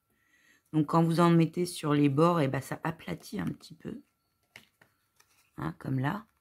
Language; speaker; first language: French; native; French